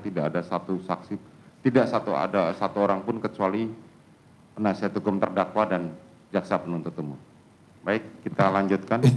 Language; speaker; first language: Indonesian; native; Indonesian